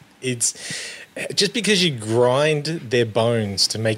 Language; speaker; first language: English; native; English